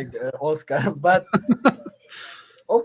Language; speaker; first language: English; non-native, learner; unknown